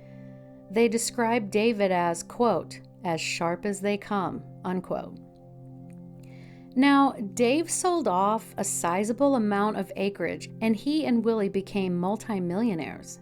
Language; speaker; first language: English; native; English